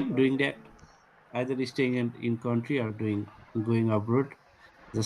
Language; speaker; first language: English; non-native, fluent; Nepali